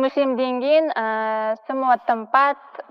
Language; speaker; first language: Indonesian; non-native, learner; Uzbek